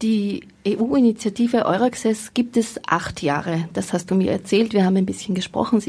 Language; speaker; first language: German; native; German